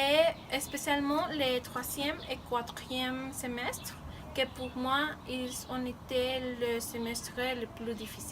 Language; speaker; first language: French; non-native, learner; Spanish